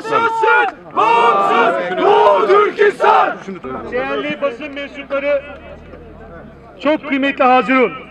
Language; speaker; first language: Turkish; native; Turkish